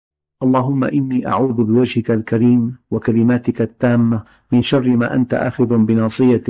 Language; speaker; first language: Arabic; native; Arabic